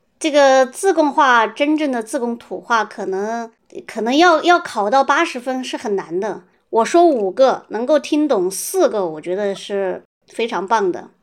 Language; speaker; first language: Chinese; native; Chinese